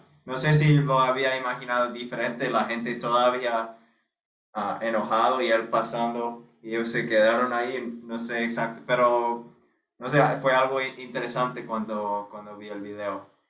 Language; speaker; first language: Spanish; non-native, fluent; English